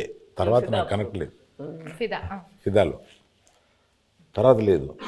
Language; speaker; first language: Telugu; native; Telugu